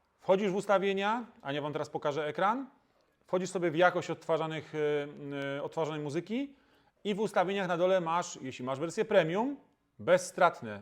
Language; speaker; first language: Polish; native; Polish